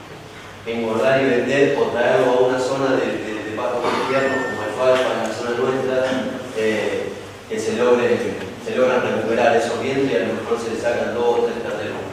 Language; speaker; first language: Spanish; native; Spanish